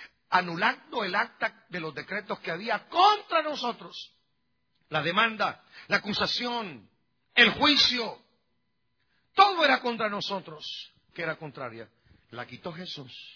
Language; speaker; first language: Spanish; native; Spanish